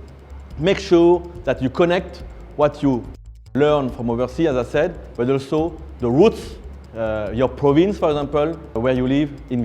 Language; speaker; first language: English; non-native, fluent; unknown